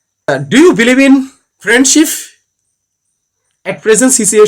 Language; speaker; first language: English; non-native, learner; Bangla